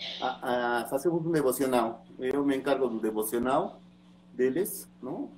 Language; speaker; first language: Portuguese; non-native, learner; Spanish